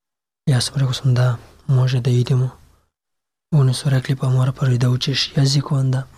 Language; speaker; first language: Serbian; non-native, learner; Pashto